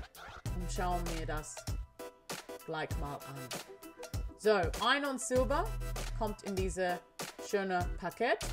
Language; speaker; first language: German; non-native, learner; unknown